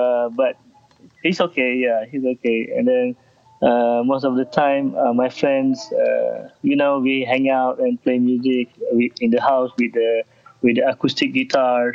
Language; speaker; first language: English; non-native, local second language; Malay